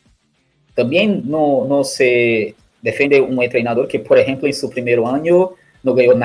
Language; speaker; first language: Spanish; non-native, learner; Portuguese